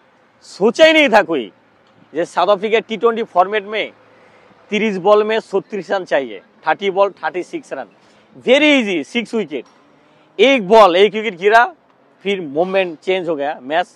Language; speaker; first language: Hindi; non-native, learner; Bangla